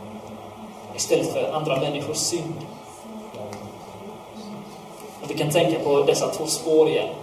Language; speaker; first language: Swedish; non-native, fluent; English